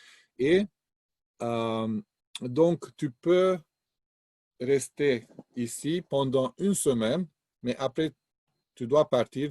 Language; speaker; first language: French; non-native, fluent; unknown